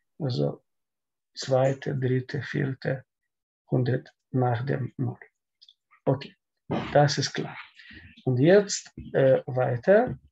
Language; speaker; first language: German; non-native, learner; Russian